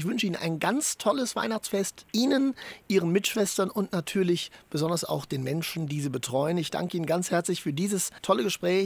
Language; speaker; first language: German; native; German